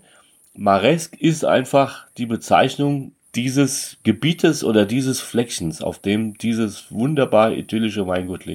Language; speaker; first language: German; native; German